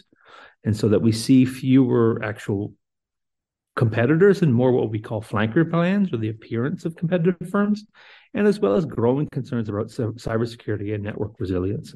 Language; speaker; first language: English; native; English